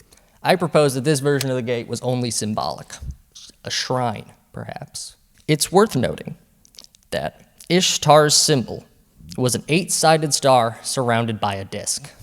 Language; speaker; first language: English; native; English